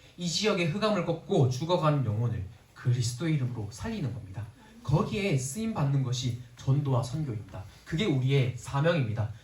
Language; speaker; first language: Korean; native; Korean